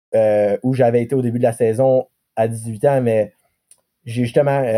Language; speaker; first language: French; native; French